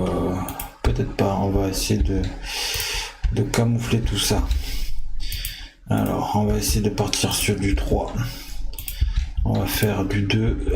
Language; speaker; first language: French; native; French